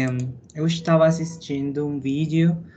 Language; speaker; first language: Portuguese; non-native, learner; Spanish